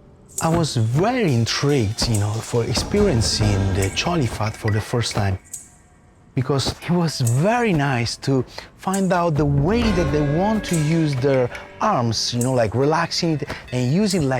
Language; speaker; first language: English; non-native, fluent; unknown